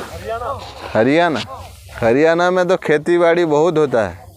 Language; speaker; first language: Hindi; non-native, local second language; Bangla